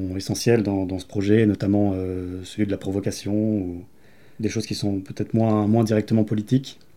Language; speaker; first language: French; native; French